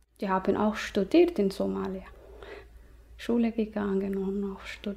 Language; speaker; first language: German; non-native, learner; Somali